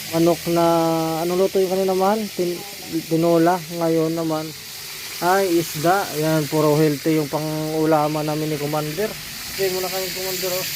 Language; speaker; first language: Filipino; native; Filipino